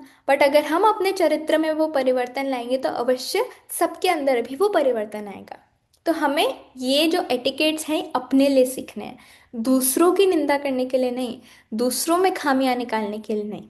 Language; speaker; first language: Hindi; native; Hindi